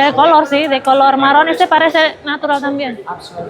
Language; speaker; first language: Spanish; non-native, learner; Indonesian